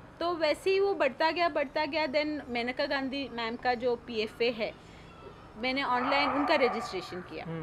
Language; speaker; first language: Hindi; non-native, local second language; Tulu